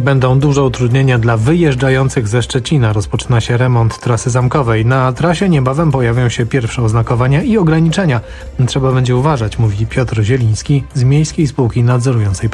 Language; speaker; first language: Polish; native; Polish